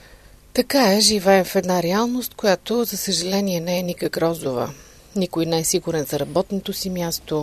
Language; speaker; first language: Bulgarian; native; Bulgarian